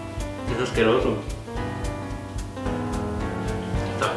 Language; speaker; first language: Spanish; native; Spanish